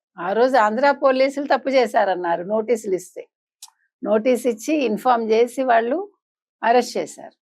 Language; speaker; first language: Telugu; native; Telugu